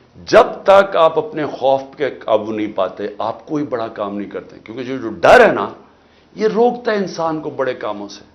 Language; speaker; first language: Urdu; native; Urdu